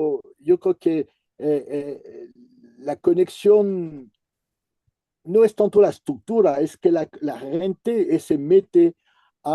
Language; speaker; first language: Spanish; non-native, fluent; French